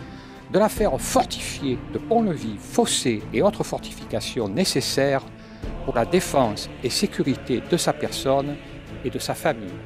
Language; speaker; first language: French; native; French